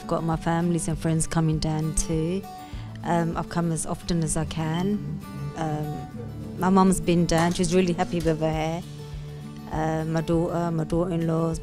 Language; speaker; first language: English; native; English